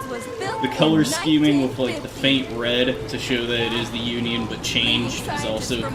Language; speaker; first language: English; native; English